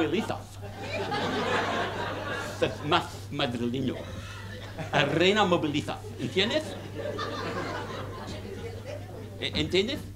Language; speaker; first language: Spanish; non-native, learner; English